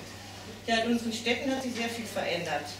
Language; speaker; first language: German; native; German